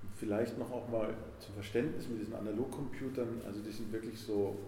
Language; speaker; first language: German; native; German